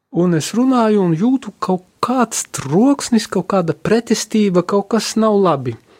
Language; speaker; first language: Latvian; non-native, local second language; Polish